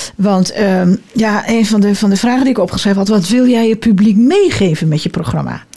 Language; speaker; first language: Dutch; native; Dutch